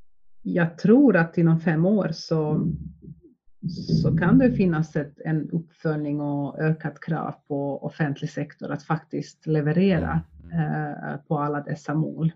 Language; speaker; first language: Swedish; native; Swedish